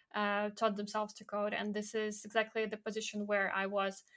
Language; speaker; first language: English; non-native, fluent; Belarusian